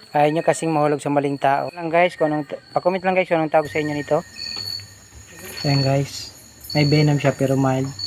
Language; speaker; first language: Filipino; non-native, local second language; Bikol